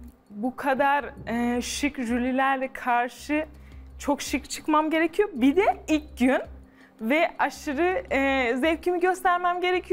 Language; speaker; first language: Turkish; non-native, fluent; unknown